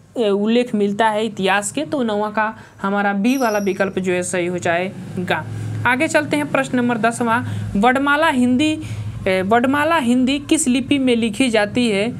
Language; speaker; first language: Hindi; native; Hindi